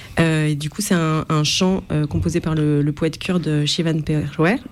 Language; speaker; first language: French; native; French